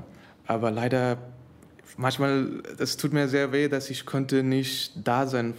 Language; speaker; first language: German; non-native, learner; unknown